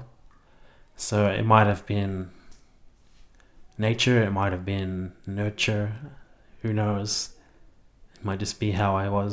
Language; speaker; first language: English; native; English